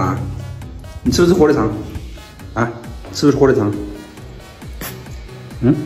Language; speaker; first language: Chinese; native; Chinese